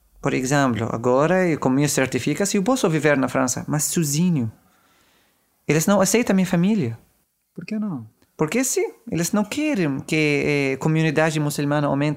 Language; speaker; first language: Portuguese; non-native, learner; Arabic